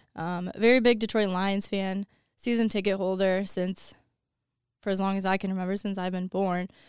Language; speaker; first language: English; native; English